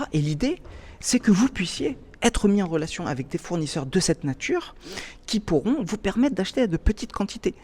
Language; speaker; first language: French; native; French